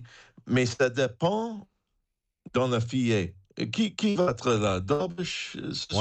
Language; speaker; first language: French; non-native, fluent; English